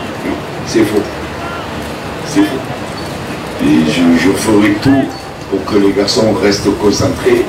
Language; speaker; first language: French; native; French